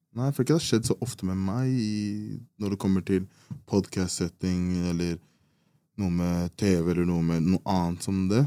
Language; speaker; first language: Norwegian; early bilingual, other home language; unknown